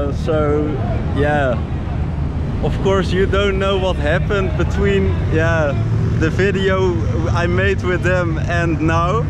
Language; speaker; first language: English; non-native, fluent; Dutch